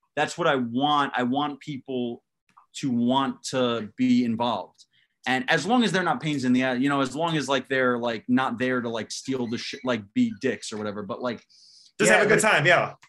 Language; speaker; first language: English; native; English